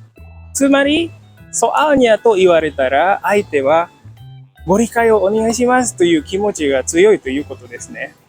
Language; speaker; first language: Japanese; non-native, fluent; Indonesian